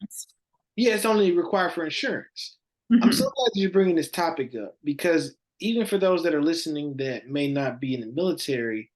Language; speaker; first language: English; native; English